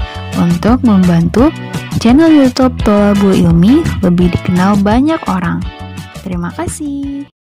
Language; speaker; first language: Indonesian; native; Indonesian